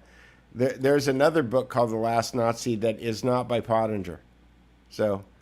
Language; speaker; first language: English; native; English